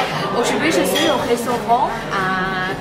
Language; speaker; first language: French; non-native, fluent; Thai